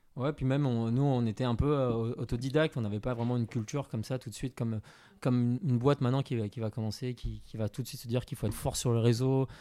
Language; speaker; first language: French; early bilingual, other home language; Chinese